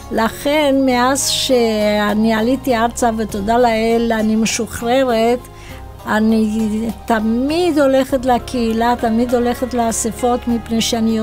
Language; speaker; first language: Hebrew; non-native, fluent; Romanian